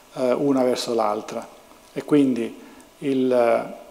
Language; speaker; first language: Italian; native; Italian